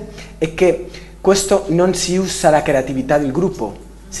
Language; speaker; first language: Italian; non-native, learner; Spanish